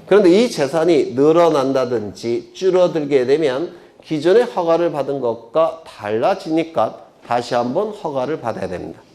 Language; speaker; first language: Korean; native; Korean